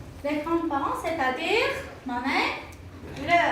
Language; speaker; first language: French; non-native, fluent; Armenian